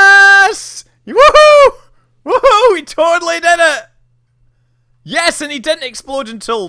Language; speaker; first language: English; native; English